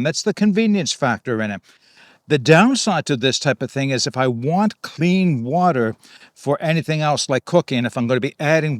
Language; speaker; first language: English; native; English